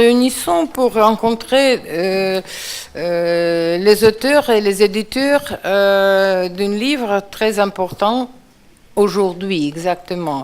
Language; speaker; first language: French; non-native, fluent; Russian